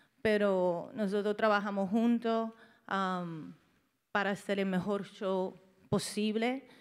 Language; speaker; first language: Spanish; early bilingual, heritage; English